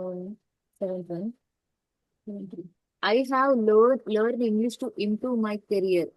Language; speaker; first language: English; non-native, learner; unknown